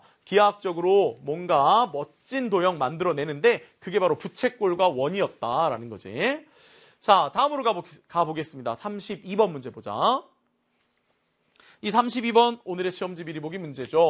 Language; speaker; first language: Korean; native; Korean